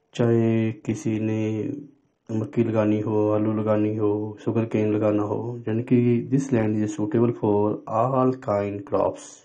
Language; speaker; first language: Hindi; non-native, local second language; Punjabi